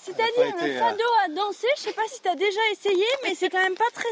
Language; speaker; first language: French; native; French